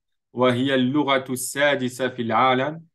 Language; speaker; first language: Arabic; non-native, fluent; French